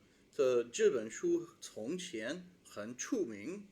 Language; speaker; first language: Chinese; non-native, learner; English